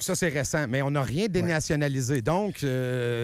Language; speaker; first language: French; native; French